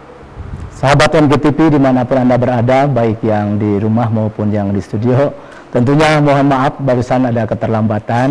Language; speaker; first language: Indonesian; native; Indonesian